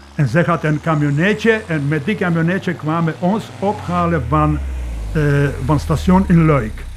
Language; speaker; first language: Dutch; non-native, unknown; Polish